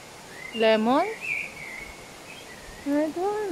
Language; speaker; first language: English; non-native, learner; Filipino